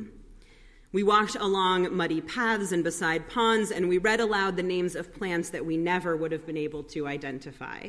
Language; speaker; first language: English; native; English